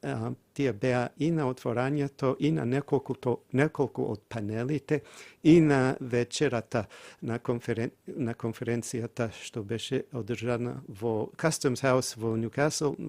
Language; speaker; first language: Macedonian; non-native, fluent; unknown